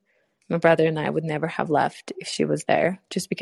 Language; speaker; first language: English; non-native, fluent; Ukrainian